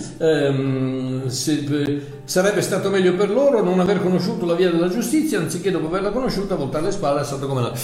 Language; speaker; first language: Italian; native; Italian